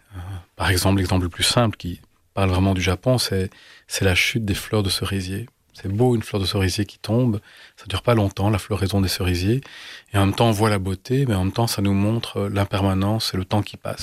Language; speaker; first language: French; native; French